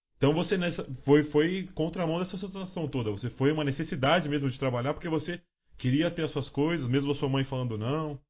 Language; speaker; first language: Portuguese; native; Portuguese